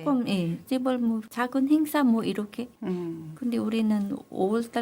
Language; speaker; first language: Korean; non-native, learner; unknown